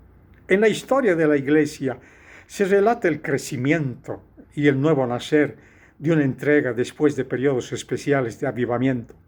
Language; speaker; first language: Spanish; native; Spanish